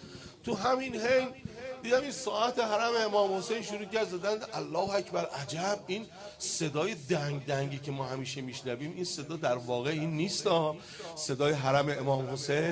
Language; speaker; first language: Persian; native; Persian